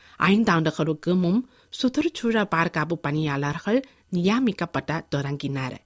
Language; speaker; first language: Tamil; non-native, fluent; Chinese